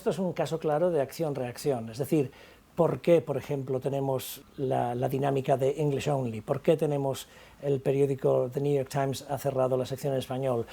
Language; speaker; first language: Spanish; native; Spanish